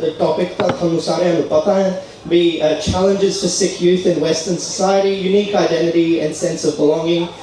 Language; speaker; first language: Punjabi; early bilingual, heritage; Punjabi